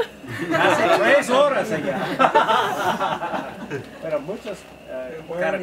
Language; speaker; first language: Spanish; non-native, learner; English